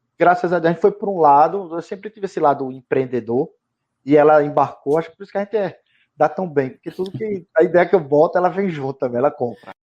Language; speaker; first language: Portuguese; native; Portuguese